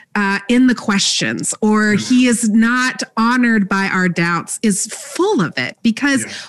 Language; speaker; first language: English; native; English